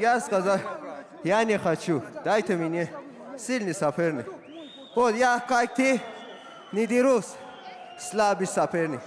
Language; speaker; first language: Russian; non-native, learner; Persian